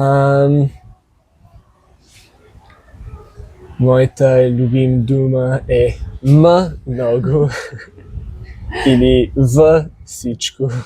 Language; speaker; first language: Bulgarian; non-native, learner; English